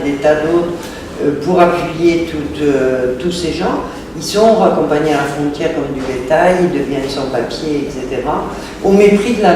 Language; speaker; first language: French; native; French